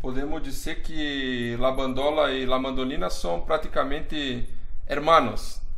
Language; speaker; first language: Spanish; non-native, fluent; Portuguese